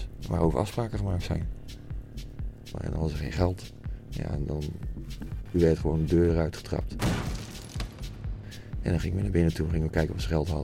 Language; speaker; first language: Dutch; native; Dutch